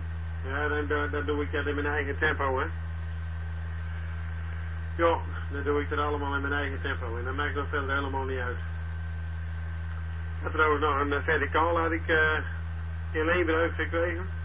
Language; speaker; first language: Dutch; native; Dutch